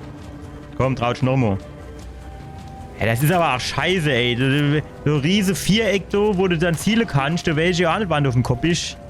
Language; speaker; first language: German; native; German